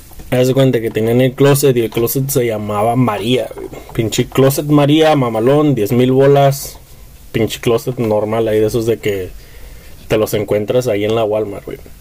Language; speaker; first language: Spanish; early bilingual, heritage; Spanish